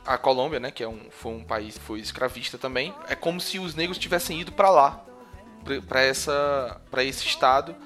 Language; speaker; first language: Portuguese; native; Portuguese